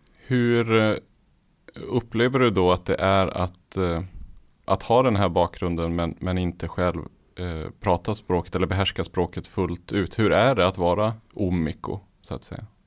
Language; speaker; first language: Swedish; native; Swedish